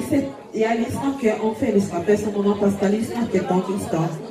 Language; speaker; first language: Norwegian; non-native, fluent; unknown